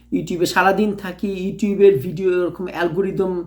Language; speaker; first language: Bangla; native; Bangla